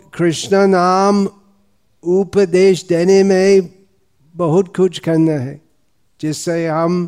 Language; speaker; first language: Hindi; non-native, fluent; English